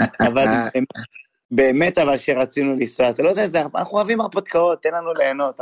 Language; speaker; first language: Hebrew; native; Hebrew